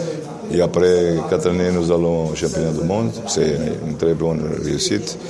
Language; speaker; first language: French; non-native, learner; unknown